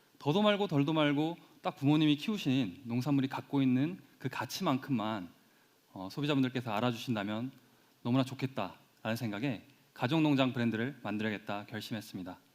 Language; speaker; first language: Korean; native; Korean